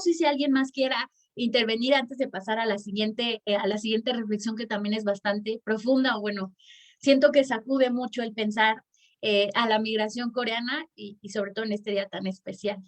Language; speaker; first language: Spanish; native; Spanish